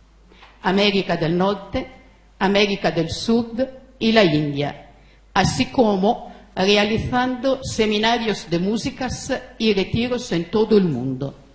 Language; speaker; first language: Spanish; non-native, fluent; Italian